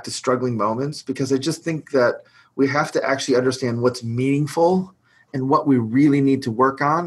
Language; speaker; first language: English; native; English